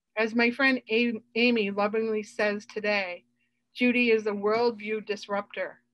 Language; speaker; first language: English; native; English